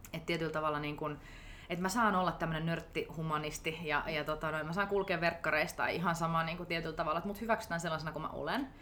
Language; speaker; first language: Finnish; native; Finnish